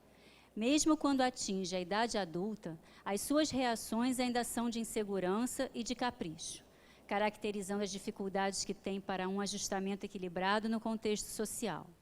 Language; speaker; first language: Portuguese; native; Portuguese